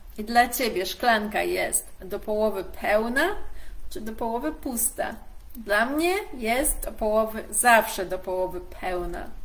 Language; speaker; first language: Polish; native; Polish